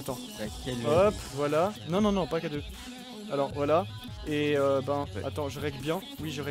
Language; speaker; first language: French; native; French